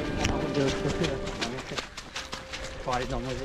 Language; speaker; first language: French; native; French